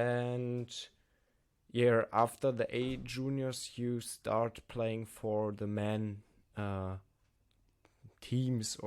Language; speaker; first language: English; non-native, learner; German